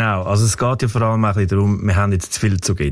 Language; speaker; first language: German; native; German